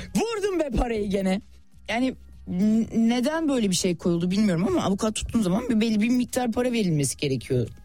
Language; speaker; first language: Turkish; native; Turkish